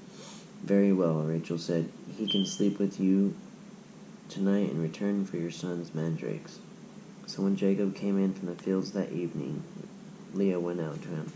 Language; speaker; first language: English; native; English